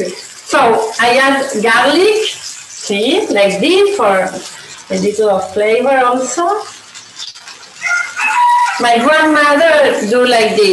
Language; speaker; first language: English; non-native, learner; Spanish